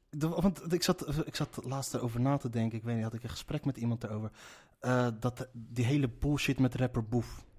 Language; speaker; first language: Dutch; early bilingual, other home language; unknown